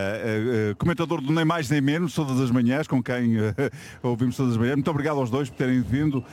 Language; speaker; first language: Portuguese; native; Portuguese